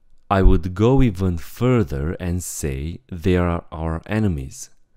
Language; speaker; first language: English; non-native, fluent; Romanian